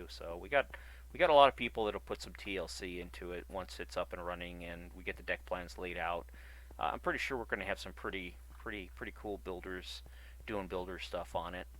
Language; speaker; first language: English; native; English